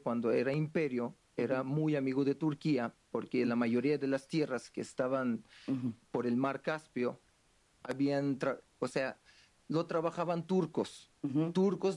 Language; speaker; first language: Spanish; non-native, fluent; Uzbek